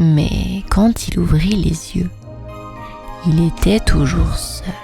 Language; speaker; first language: French; native; French